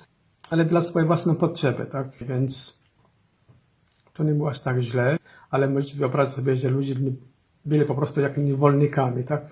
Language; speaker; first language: Polish; non-native, fluent; Somali